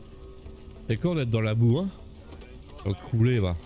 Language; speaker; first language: French; native; French